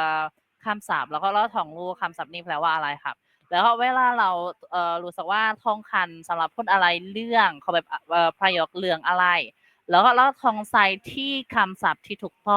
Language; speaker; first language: Thai; non-native, fluent; Indonesian